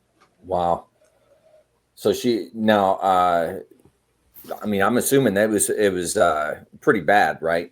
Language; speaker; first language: English; native; English